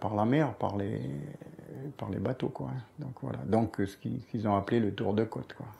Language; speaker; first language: French; native; French